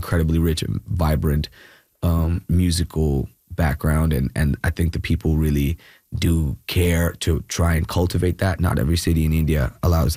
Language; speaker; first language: English; non-native, local second language; Malayalam